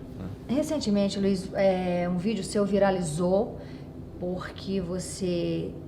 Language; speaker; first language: Portuguese; native; Portuguese